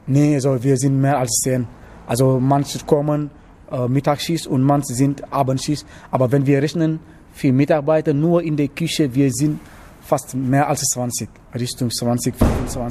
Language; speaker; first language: German; non-native, learner; Wolof